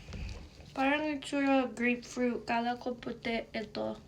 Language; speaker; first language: Filipino; non-native, learner; English